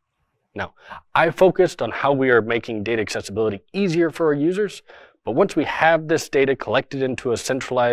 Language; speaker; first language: English; native; English